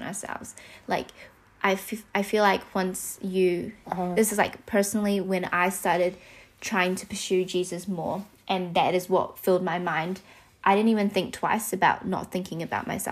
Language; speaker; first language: English; native; English